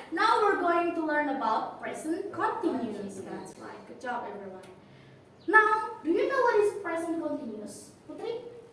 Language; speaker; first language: English; non-native, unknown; Indonesian